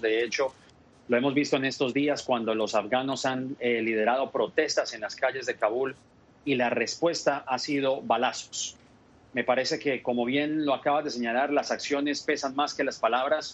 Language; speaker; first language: Spanish; native; Spanish